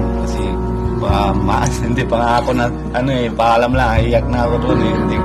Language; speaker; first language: Filipino; non-native, learner; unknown